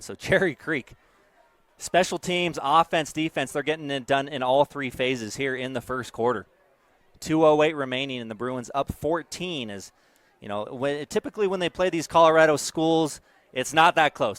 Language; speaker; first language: English; native; English